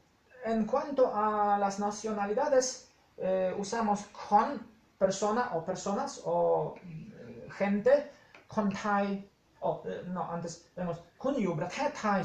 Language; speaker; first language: Spanish; non-native, fluent; Polish